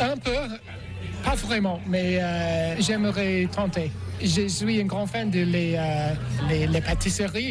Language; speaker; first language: French; non-native, learner; English